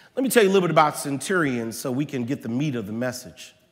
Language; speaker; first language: English; native; English